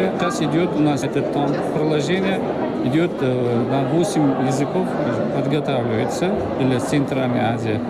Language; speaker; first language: Russian; non-native, local second language; Uzbek